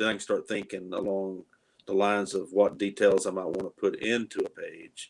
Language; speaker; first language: English; native; English